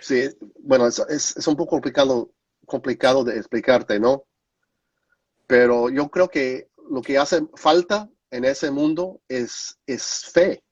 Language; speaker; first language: Spanish; non-native, fluent; English